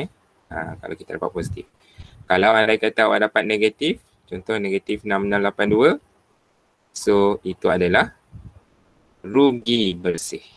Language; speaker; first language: Malay; native; Malay